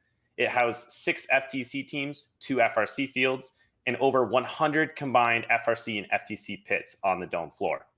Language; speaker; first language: English; native; English